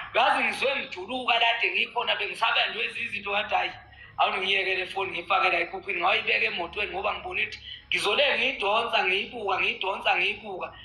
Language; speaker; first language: Zulu; native; Zulu